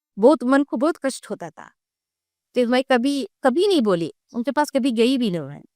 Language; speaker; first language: Hindi; non-native, local second language; Gondi